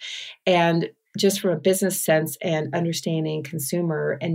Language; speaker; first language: English; native; English